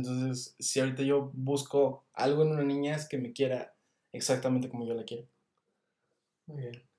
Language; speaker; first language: Spanish; native; Spanish